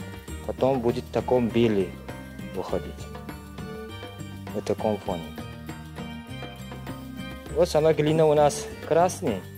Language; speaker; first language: Russian; non-native, learner; Uzbek